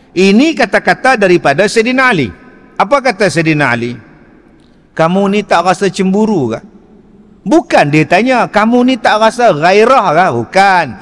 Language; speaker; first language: Malay; native; Malay